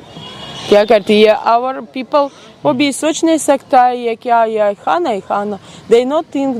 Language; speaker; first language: Hindi; non-native, learner; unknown